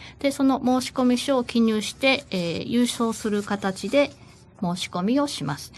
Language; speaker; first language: Japanese; native; Japanese